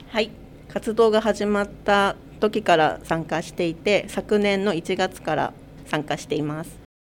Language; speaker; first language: Japanese; native; Japanese